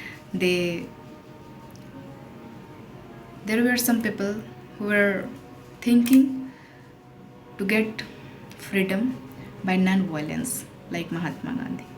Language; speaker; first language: English; non-native, local second language; Hindi